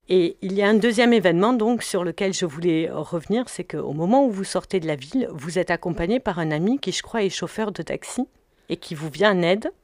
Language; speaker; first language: French; native; French